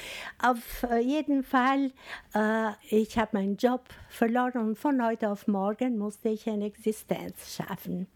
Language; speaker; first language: German; non-native, fluent; Albanian